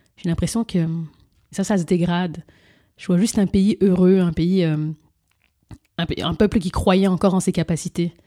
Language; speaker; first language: French; early bilingual, other home language; Lingala